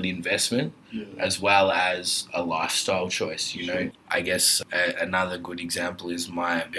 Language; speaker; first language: English; native; English